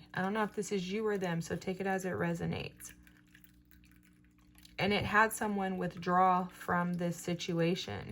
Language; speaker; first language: English; native; English